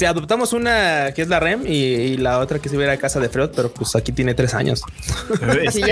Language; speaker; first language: Spanish; native; Spanish